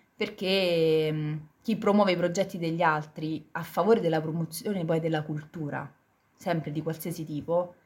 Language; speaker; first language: Italian; native; Italian